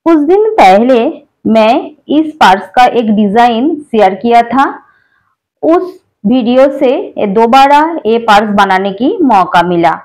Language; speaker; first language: Hindi; non-native, local second language; Bangla